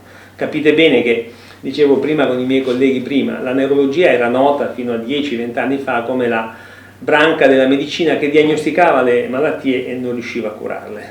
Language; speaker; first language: Italian; native; Italian